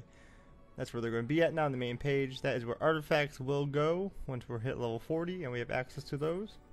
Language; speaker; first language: English; native; English